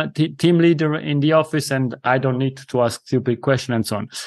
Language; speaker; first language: English; non-native, fluent; Italian